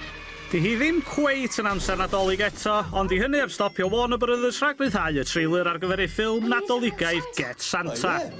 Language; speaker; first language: Welsh; native; Welsh